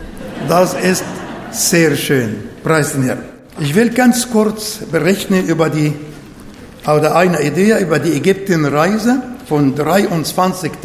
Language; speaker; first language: German; non-native, learner; Arabic